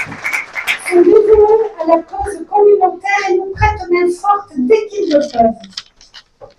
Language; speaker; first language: French; native; French